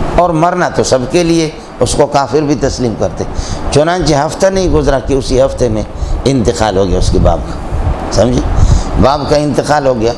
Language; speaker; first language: Urdu; non-native, local second language; Baluchi